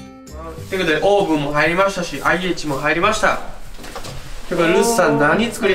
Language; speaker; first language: Japanese; native; Japanese